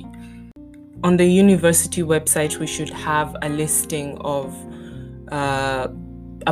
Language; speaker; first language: English; non-native, local second language; Tswana